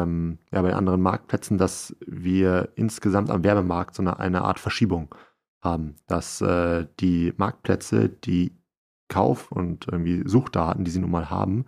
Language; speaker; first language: German; native; German